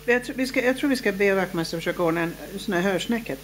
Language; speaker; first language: Swedish; native; Swedish